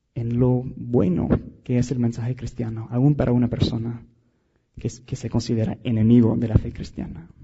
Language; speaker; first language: Spanish; non-native, fluent; English